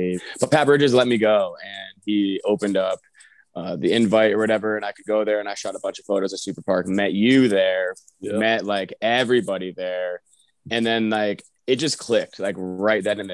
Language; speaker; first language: English; native; English